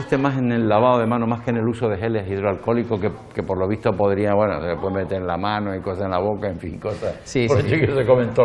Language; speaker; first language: Spanish; native; Spanish